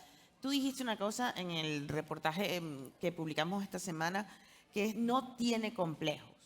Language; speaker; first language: Spanish; native; Spanish